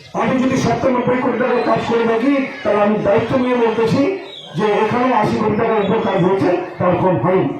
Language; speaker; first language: Bangla; native; Bangla